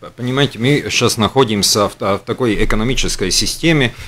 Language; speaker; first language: Russian; non-native, local second language; Latvian